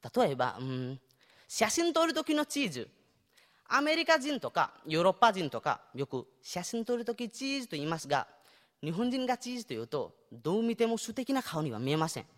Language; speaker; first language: Japanese; non-native, fluent; Nepali